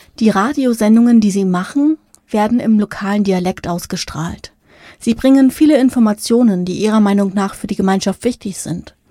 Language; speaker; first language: German; native; German